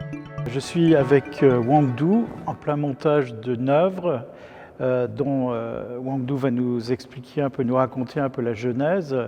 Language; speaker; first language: French; native; French